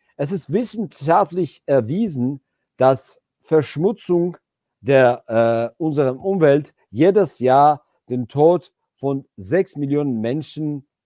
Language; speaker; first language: German; non-native, fluent; Georgian